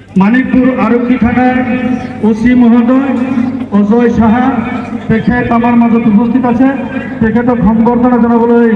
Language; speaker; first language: Assamese; native; Assamese